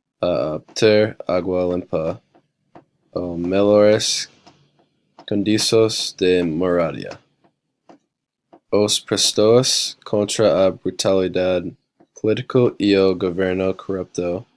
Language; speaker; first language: Portuguese; non-native, learner; English